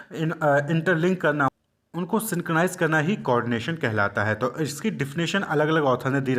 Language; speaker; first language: Hindi; native; Hindi